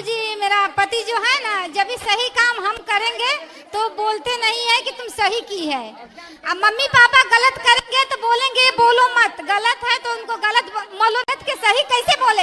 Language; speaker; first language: Hindi; native; Hindi